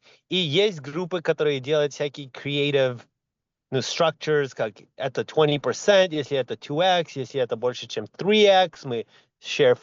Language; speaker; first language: Russian; early bilingual, other home language; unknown